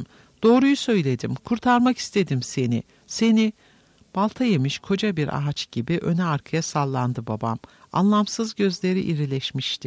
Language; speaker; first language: Turkish; native; Turkish